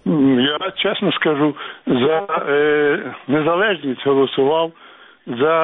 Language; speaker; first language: Ukrainian; native; Ukrainian